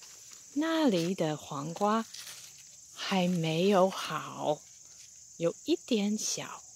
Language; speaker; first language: Chinese; non-native, fluent; English